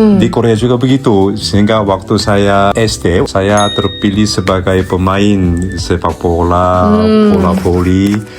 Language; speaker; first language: Indonesian; non-native, fluent; Korean